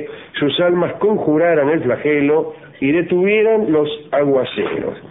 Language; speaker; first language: Spanish; native; Spanish